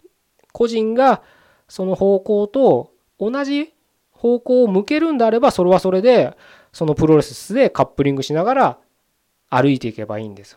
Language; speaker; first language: Japanese; native; Japanese